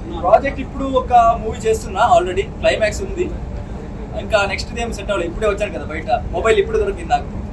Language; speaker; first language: Telugu; non-native, local second language; Kannada